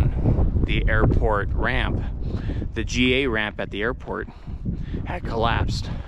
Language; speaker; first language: English; native; English